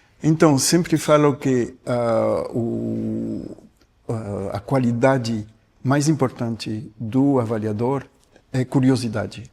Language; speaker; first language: Portuguese; non-native, fluent; French